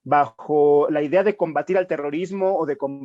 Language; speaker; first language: Spanish; native; Spanish